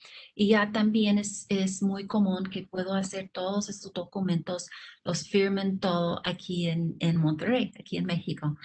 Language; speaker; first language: Spanish; non-native, fluent; English